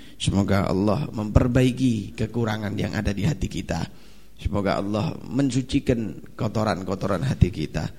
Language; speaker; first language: Indonesian; non-native, local second language; Javanese